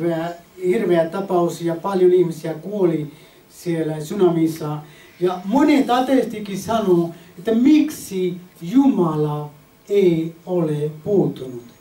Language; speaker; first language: Finnish; non-native, fluent; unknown